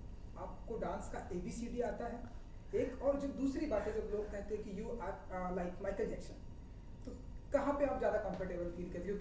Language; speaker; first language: Hindi; native; Hindi